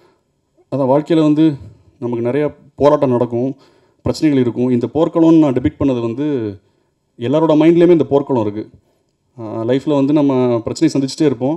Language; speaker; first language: Tamil; native; Tamil